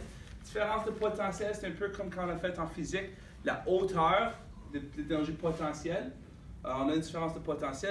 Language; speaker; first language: French; native; French